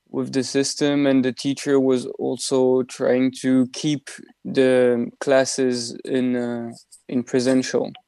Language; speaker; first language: English; non-native, fluent; French